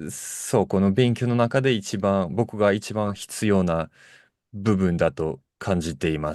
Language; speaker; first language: Japanese; non-native, fluent; Russian